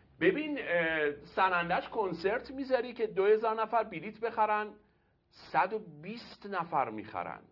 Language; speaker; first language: Persian; native; Persian